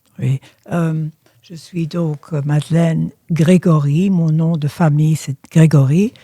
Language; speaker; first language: French; early bilingual, other home language; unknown